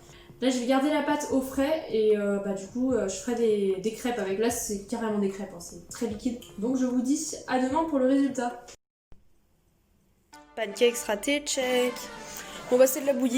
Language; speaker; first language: French; native; French